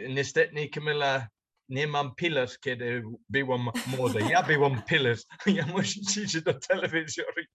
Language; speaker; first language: Polish; non-native, learner; English